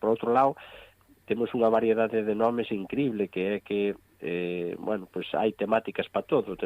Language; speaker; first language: Galician; native; Galician